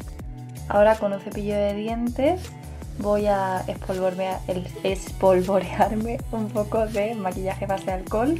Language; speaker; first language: Spanish; native; Spanish